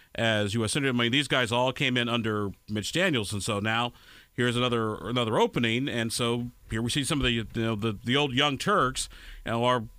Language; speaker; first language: English; native; English